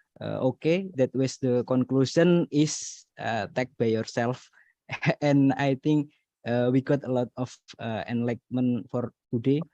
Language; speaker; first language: English; non-native, learner; Indonesian